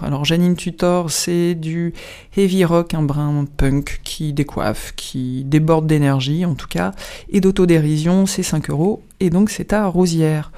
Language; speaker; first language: French; native; French